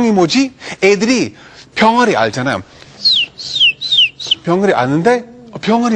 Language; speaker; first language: Korean; non-native, fluent; English